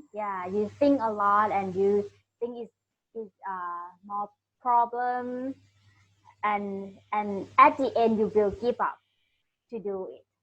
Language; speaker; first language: English; non-native, learner; Thai